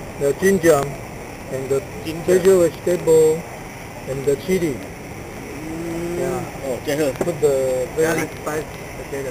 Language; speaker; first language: English; non-native, learner; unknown